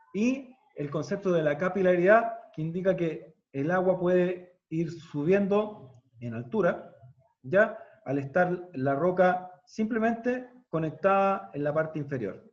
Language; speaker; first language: Spanish; native; Spanish